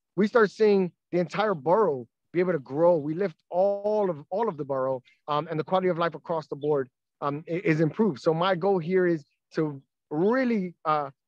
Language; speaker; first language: English; native; English